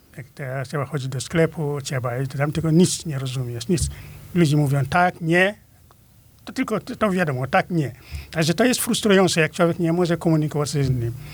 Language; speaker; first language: Polish; non-native, fluent; Fula